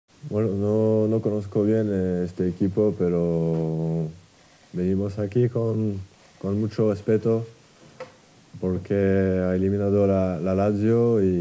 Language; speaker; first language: Spanish; non-native, fluent; French